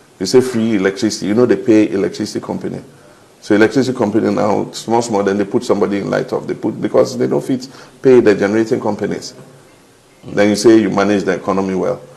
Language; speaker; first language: Nigerian Pidgin; non-native, fluent; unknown